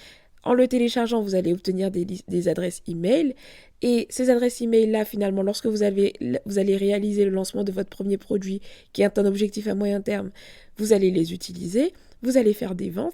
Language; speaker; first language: French; native; French